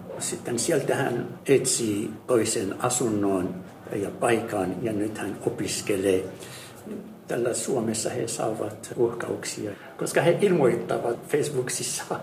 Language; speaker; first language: Finnish; non-native, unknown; Arabic